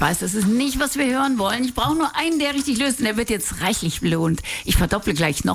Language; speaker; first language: German; native; German